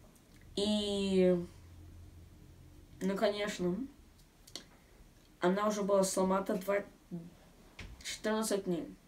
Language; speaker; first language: Russian; early bilingual, other home language; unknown